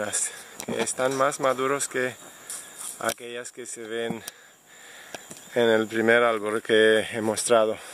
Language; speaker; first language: Spanish; non-native, fluent; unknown